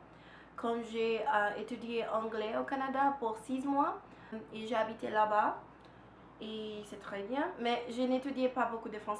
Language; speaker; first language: French; non-native, learner; Portuguese